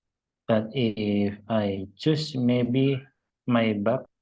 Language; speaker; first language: English; non-native, learner; Indonesian